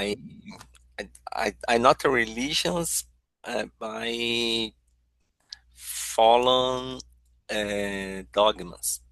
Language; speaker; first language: English; non-native, learner; Portuguese